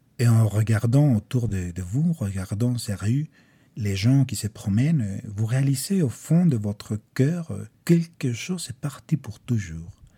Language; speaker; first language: French; non-native, fluent; Spanish